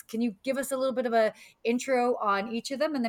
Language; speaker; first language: English; native; English